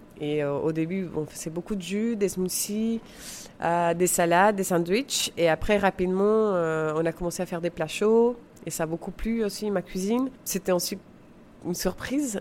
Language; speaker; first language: French; non-native, fluent; Spanish